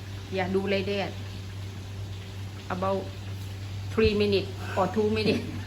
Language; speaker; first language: English; non-native, learner; Northeastern Thai